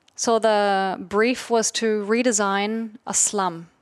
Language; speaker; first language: English; non-native, fluent; German